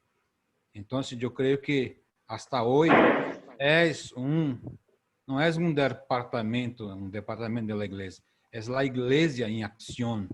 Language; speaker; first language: Spanish; non-native, fluent; Portuguese